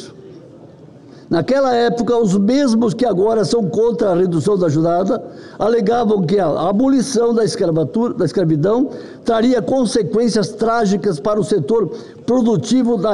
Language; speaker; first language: Portuguese; native; Portuguese